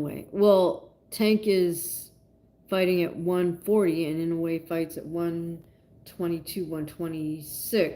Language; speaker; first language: English; native; English